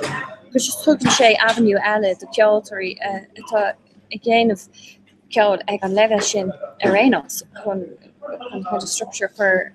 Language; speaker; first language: Irish; non-native, local second language; English